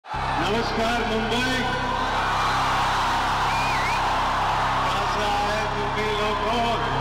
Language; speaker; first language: Hindi; non-native, local second language; Telugu